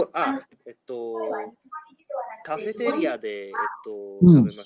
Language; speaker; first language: Japanese; non-native, learner; Spanish